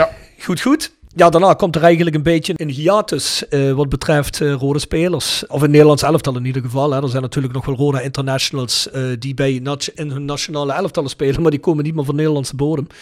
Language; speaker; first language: Dutch; native; Dutch